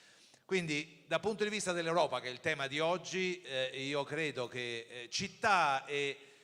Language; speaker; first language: Italian; native; Italian